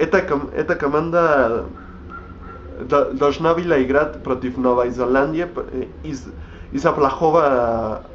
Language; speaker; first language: Russian; non-native, learner; Spanish